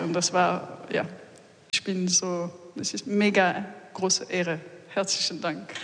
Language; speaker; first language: German; non-native, learner; French